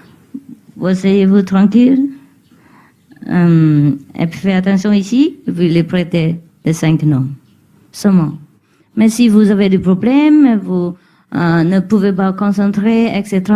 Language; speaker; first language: French; non-native, learner; Vietnamese